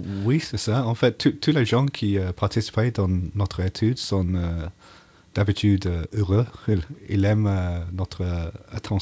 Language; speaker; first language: French; non-native, learner; English